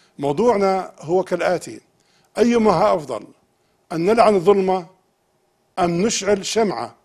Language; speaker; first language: Arabic; native; Arabic